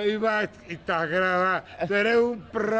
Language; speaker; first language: Spanish; native; Spanish